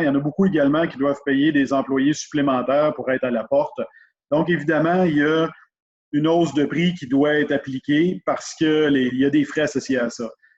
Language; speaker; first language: French; native; French